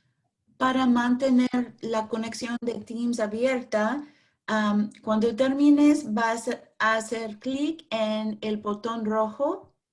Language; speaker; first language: Spanish; non-native, fluent; English